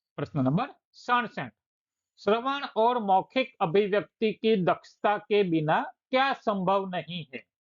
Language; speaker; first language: Hindi; non-native, local second language; Gujarati